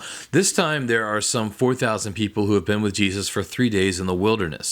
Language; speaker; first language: English; native; English